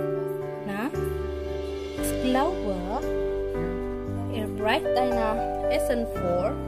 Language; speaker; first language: German; non-native, learner; Filipino